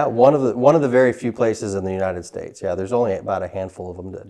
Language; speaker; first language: English; native; English